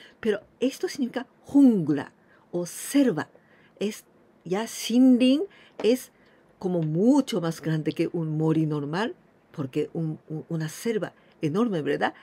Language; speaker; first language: Spanish; non-native, fluent; Japanese